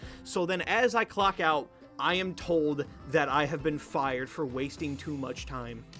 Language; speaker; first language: English; native; English